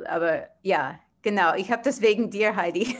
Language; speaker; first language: German; non-native, fluent; English